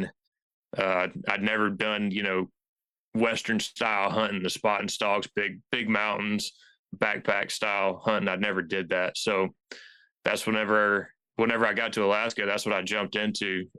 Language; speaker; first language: English; native; English